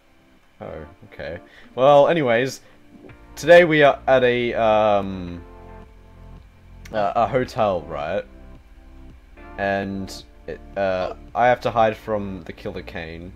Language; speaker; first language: English; native; English